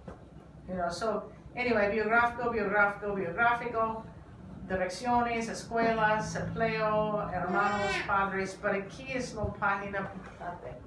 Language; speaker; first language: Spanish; non-native, learner; English